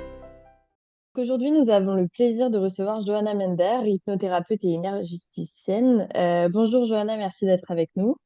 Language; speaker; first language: French; native; French